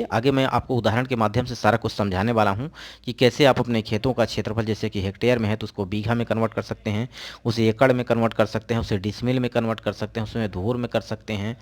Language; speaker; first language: Hindi; native; Hindi